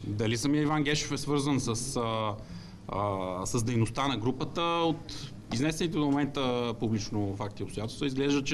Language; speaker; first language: Bulgarian; native; Bulgarian